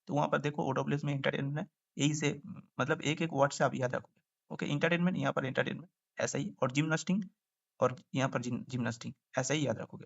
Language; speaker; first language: Hindi; non-native, local second language; Bangla